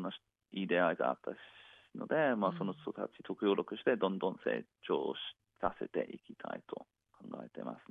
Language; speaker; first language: Japanese; non-native, fluent; English